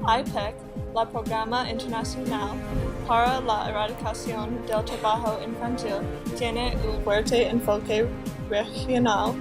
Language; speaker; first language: Spanish; non-native, learner; English